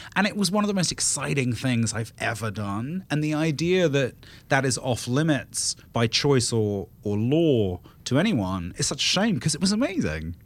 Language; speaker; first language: English; native; English